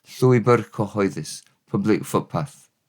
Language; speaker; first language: Welsh; non-native, learner; English